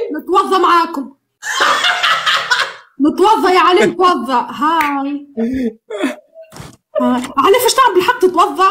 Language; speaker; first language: Arabic; native; Arabic